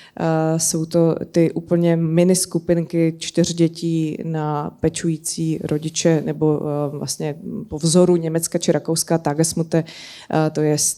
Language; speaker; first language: Czech; native; Czech